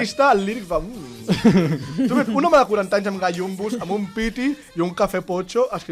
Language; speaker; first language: Catalan; native; Catalan